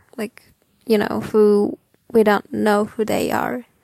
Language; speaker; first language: English; non-native, learner; Japanese